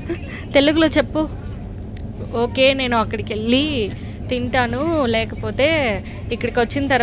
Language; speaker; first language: Telugu; non-native, fluent; Tamil